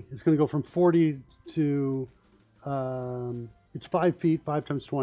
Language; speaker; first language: English; native; English